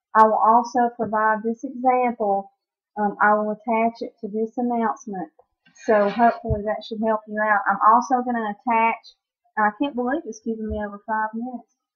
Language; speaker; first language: English; native; English